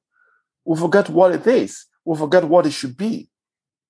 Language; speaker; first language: English; non-native, local second language; Igbo